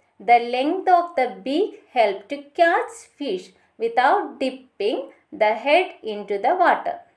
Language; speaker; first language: English; non-native, local second language; Malayalam